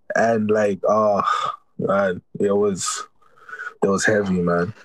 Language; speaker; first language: English; native; English